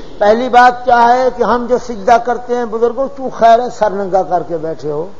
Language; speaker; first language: Urdu; non-native, local second language; Punjabi